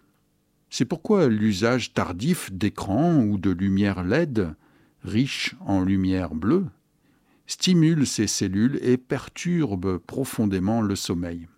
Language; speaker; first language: French; native; French